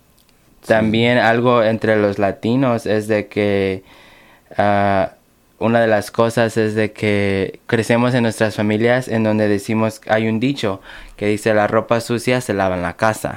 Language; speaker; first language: Spanish; early bilingual, other home language; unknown